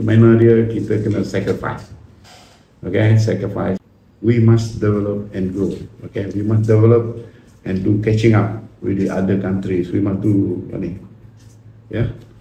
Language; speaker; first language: English; non-native, local second language; Iban